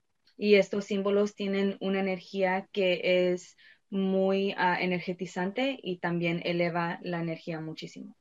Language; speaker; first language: Spanish; early bilingual, heritage; Spanish